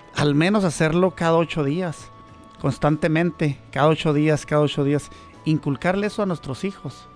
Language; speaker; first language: Spanish; native; Spanish